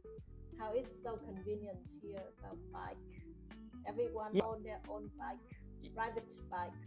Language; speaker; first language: English; non-native, learner; Vietnamese